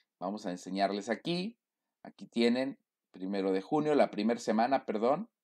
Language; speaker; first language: Spanish; native; Spanish